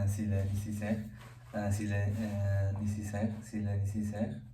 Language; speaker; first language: French; non-native, learner; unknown